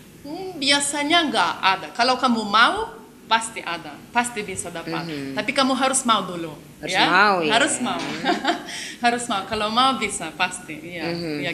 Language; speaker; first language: Indonesian; non-native, learner; Lithuanian